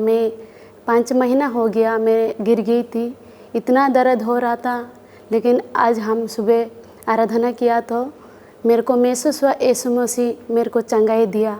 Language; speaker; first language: Hindi; non-native, local second language; Odia